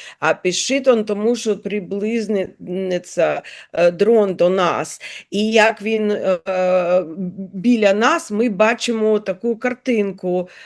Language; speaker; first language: Ukrainian; non-native, learner; Russian